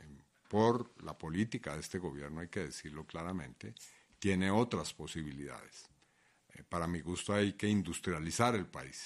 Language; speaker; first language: Spanish; native; Spanish